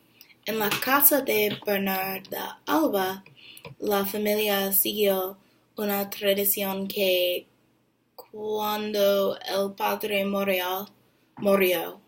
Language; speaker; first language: Spanish; non-native, learner; English